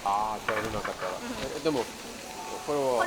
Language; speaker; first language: Japanese; non-native, learner; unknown